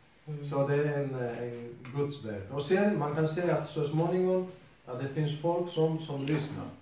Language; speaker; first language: Swedish; non-native, fluent; Spanish